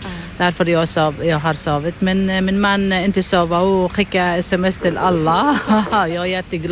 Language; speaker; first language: Swedish; non-native, learner; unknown